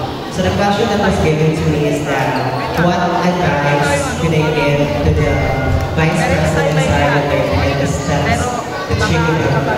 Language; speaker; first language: English; non-native, local second language; Filipino